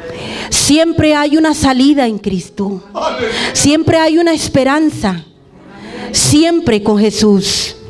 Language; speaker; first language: Spanish; native; Spanish